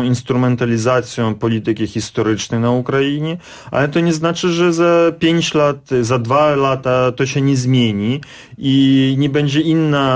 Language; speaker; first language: Polish; non-native, fluent; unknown